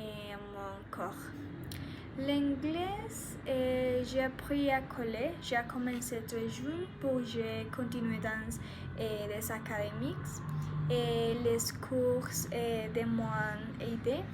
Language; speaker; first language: French; non-native, learner; Spanish